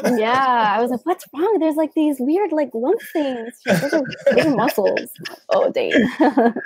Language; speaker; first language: English; native; English